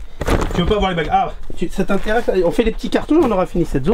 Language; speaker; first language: French; native; French